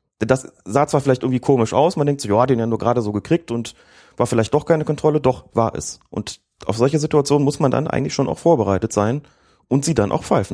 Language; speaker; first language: German; native; German